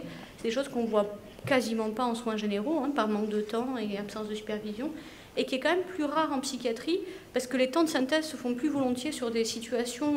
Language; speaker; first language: French; native; French